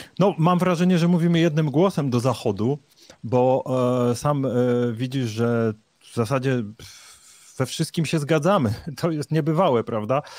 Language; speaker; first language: Polish; native; Polish